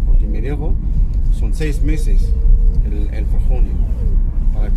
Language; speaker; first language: Spanish; non-native, fluent; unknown